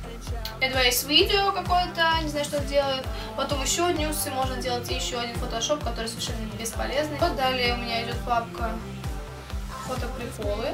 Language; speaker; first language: Russian; native; Russian